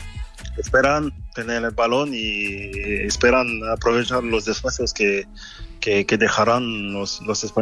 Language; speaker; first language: Spanish; non-native, fluent; French